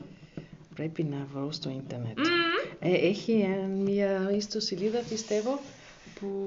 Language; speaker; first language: Greek; non-native, learner; German